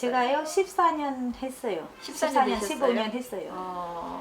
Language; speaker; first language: Korean; non-native, learner; Vietnamese